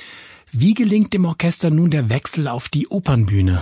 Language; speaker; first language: German; native; German